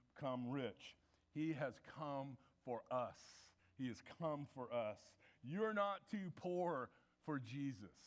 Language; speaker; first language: English; native; English